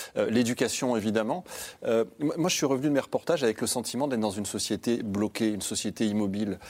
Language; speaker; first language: French; native; French